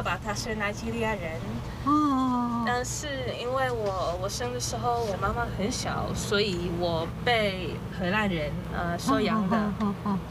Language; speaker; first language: Chinese; non-native, fluent; Dutch